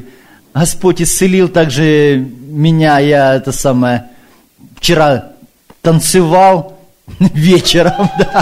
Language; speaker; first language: Russian; early bilingual, heritage; Ukrainian